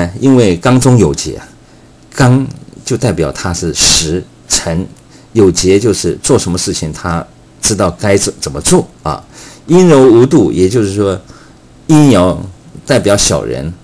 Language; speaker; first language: Chinese; native; Chinese